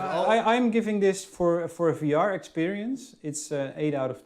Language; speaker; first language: English; non-native, fluent; Dutch